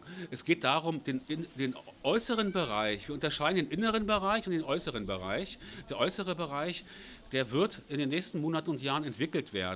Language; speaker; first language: German; native; German